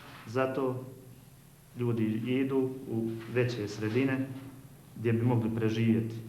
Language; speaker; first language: Bosnian; native; Bosnian